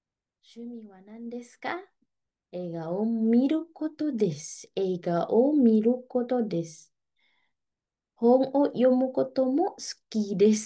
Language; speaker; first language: Japanese; non-native, learner; Indonesian